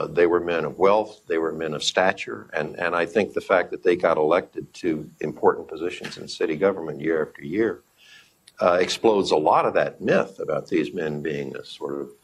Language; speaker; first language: English; native; English